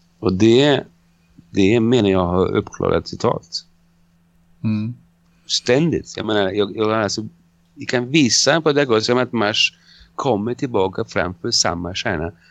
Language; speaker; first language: Swedish; non-native, fluent; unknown